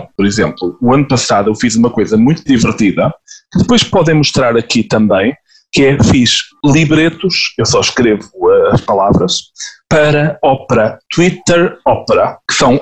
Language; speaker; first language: Portuguese; non-native, fluent; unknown